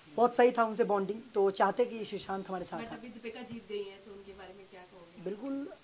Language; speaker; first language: Hindi; native; Hindi